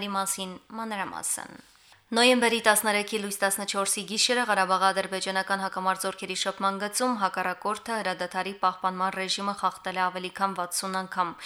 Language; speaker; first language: Armenian; native; Armenian